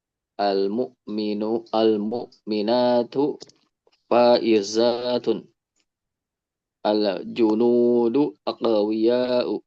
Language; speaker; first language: Arabic; non-native, learner; Indonesian